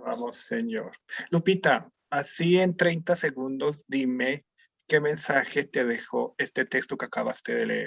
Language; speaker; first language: Spanish; native; Spanish